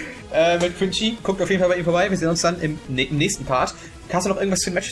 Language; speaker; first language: German; native; German